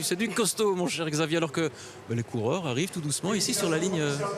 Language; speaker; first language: French; native; French